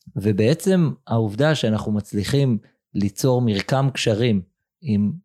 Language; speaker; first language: Hebrew; native; Hebrew